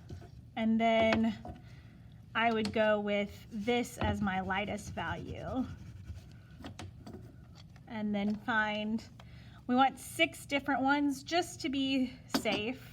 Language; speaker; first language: English; native; English